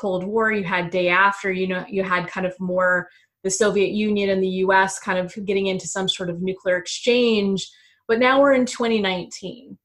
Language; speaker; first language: English; native; English